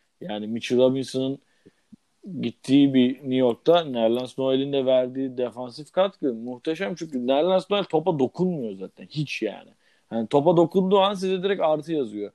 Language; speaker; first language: Turkish; native; Turkish